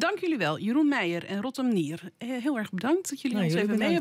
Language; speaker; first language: Dutch; native; Dutch